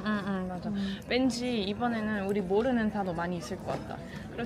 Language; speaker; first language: Korean; non-native, fluent; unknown